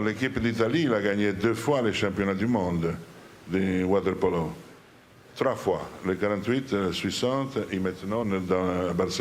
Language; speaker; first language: French; non-native, learner; Italian